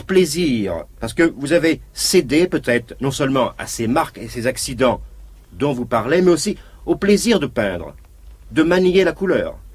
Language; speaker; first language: French; native; French